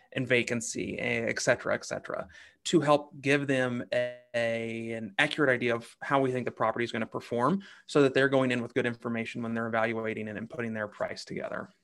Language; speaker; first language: English; native; English